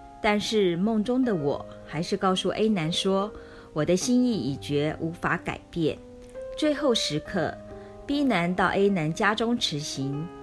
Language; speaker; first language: Chinese; native; Chinese